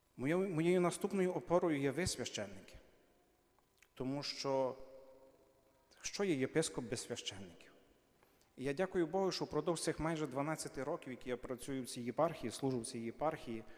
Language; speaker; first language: Ukrainian; native; Ukrainian